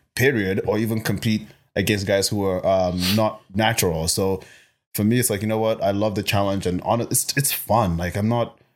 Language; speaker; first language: English; non-native, local second language; Yoruba